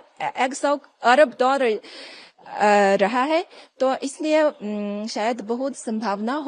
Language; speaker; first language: Hindi; non-native, fluent; Chinese